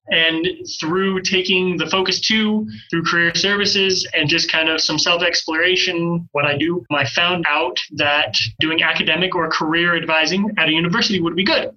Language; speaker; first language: English; native; English